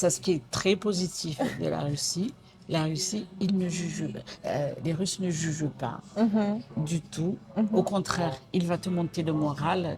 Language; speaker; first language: French; non-native, local second language; Malagasy